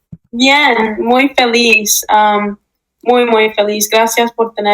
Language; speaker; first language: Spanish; early bilingual, heritage; English